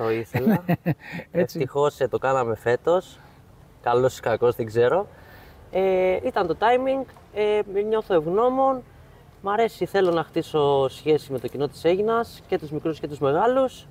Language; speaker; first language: Greek; native; Greek